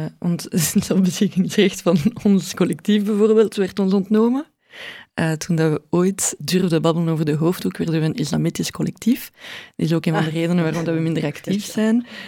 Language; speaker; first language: Dutch; early bilingual, other home language; Arabic